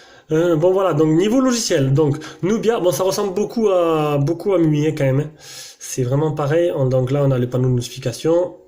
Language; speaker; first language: French; native; French